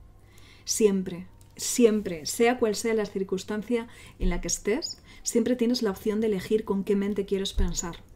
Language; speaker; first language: Spanish; native; Spanish